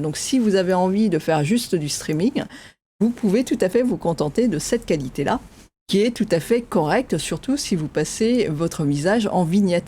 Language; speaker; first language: French; native; French